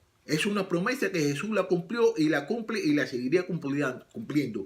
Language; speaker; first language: Spanish; native; Spanish